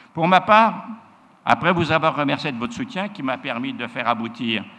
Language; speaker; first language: French; native; French